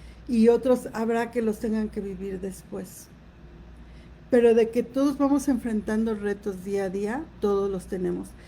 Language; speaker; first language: Spanish; native; Spanish